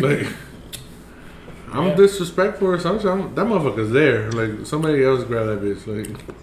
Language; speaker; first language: English; early bilingual, other home language; Spanish